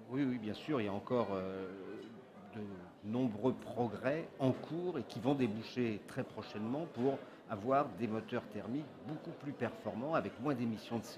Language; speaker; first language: French; native; French